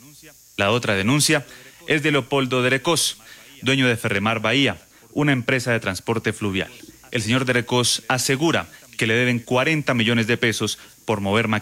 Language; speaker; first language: Spanish; native; Spanish